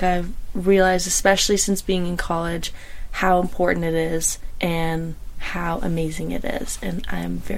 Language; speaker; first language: English; non-native, local second language; German